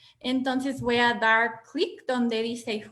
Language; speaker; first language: Spanish; non-native, fluent; English